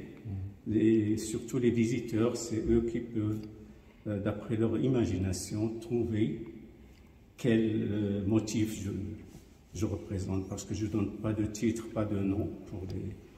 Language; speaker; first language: French; non-native, local second language; Arabic